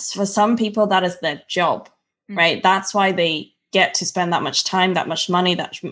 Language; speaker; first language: English; non-native, local second language; Cantonese